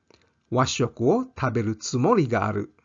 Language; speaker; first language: Japanese; non-native, fluent; English